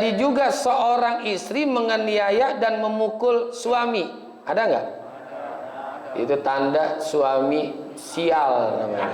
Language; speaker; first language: Indonesian; native; Indonesian